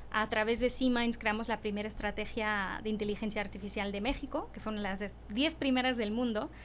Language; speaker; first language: Spanish; early bilingual, heritage; Spanish